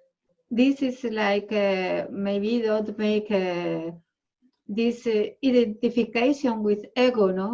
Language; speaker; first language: English; non-native, learner; Spanish